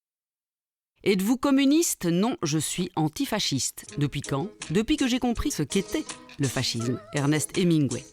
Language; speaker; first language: French; native; French